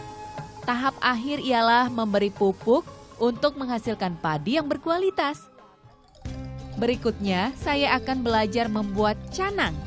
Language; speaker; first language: Indonesian; native; Indonesian